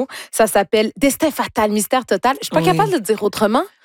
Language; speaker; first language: French; native; French